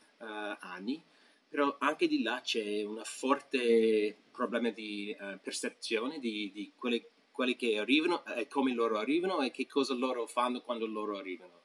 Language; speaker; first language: Italian; non-native, fluent; English